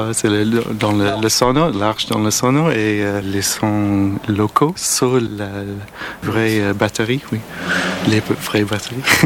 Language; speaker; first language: French; non-native, learner; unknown